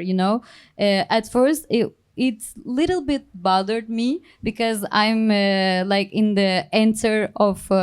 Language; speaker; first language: English; non-native, learner; Turkish